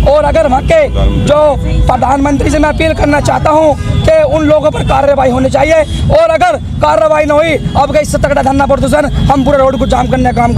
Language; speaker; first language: Hindi; native; Hindi